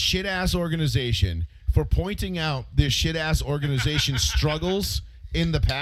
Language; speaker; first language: English; native; English